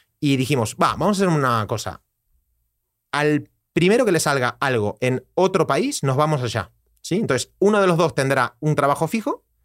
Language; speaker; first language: Spanish; native; Spanish